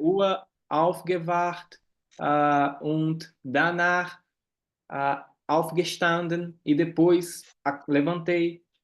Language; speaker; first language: German; non-native, fluent; Portuguese